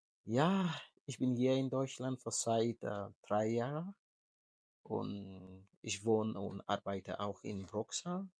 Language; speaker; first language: German; non-native, learner; English